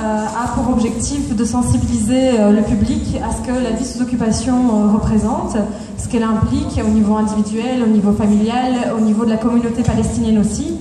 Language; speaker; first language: French; native; French